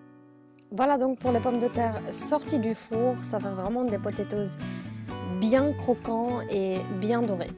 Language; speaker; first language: French; native; French